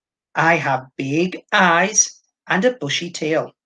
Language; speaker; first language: English; native; English